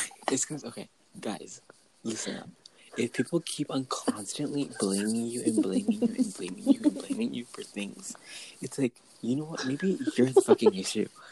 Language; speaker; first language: English; early bilingual, other home language; Spanish